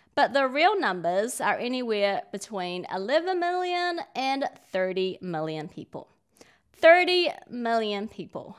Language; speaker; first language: English; native; English